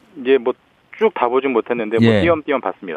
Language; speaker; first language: Korean; native; Korean